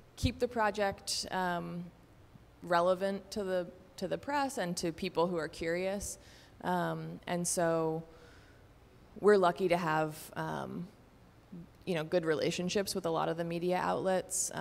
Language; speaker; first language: English; native; English